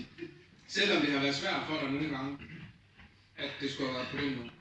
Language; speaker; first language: Danish; early bilingual, other home language; Vietnamese